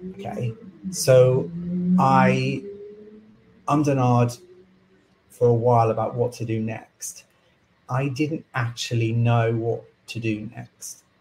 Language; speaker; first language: English; native; English